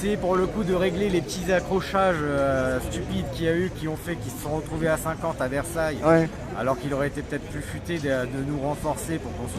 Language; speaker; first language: French; native; French